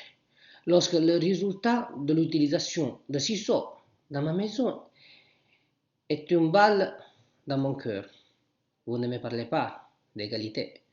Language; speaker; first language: French; non-native, learner; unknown